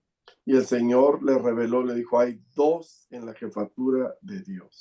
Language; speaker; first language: Spanish; native; Spanish